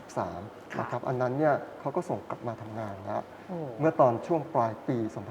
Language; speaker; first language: Thai; native; Thai